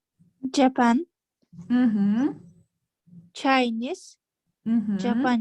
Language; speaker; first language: English; non-native, learner; Kyrgyz